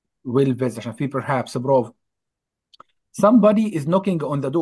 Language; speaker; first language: English; non-native, fluent; Arabic